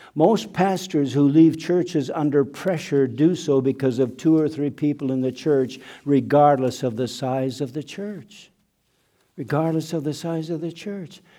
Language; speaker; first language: English; non-native, fluent; German